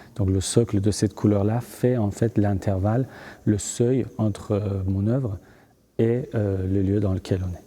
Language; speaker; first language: French; early bilingual, other home language; Persian